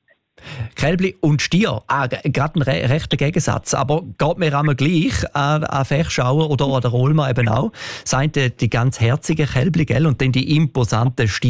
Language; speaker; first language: German; native; German